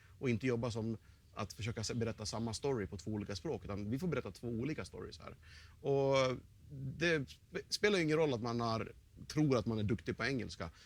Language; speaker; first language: Swedish; native; Swedish